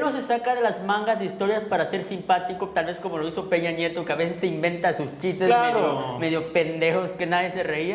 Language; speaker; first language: Spanish; native; Spanish